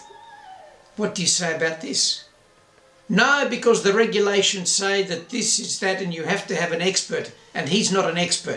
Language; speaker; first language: English; native; English